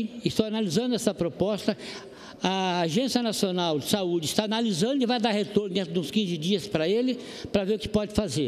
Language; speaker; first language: Portuguese; native; Portuguese